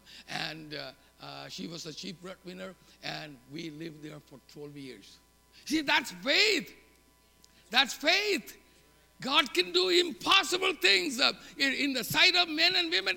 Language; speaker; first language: English; non-native, local second language; Malayalam